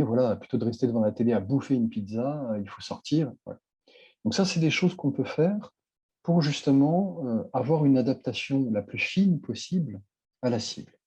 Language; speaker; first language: French; native; French